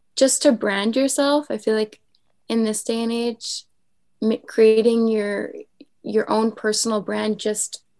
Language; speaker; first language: English; native; English